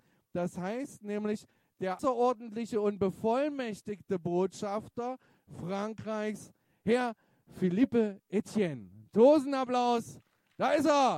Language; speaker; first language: German; native; German